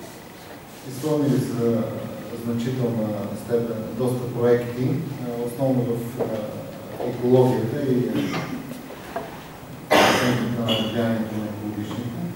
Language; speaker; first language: Bulgarian; native; Bulgarian